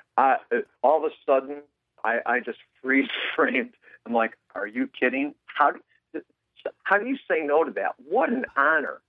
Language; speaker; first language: English; native; English